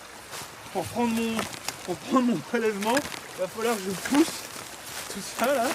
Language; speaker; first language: French; native; French